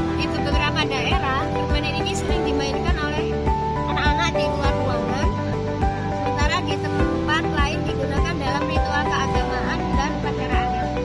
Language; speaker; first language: Indonesian; native; Indonesian